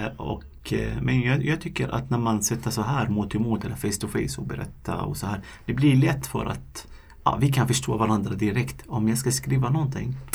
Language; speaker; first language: Swedish; non-native, fluent; Arabic